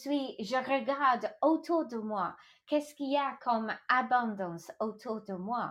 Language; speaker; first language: French; non-native, local second language; English